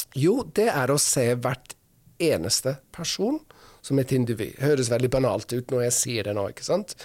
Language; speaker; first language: Norwegian; non-native, fluent; English